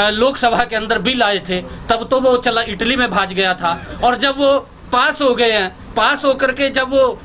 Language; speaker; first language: Hindi; native; Hindi